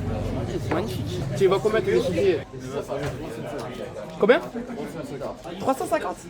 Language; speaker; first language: French; native; French